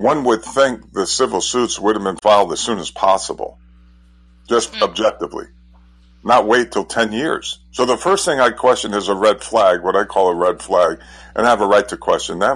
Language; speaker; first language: English; native; English